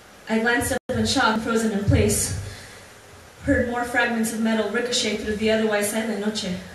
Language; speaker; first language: English; early bilingual, other home language; Spanish